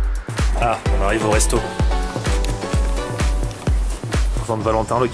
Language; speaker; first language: French; native; French